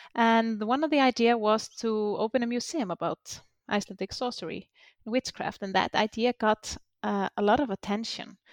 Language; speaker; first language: English; non-native, fluent; Icelandic